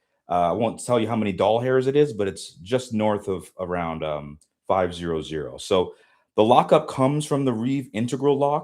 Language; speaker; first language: English; native; English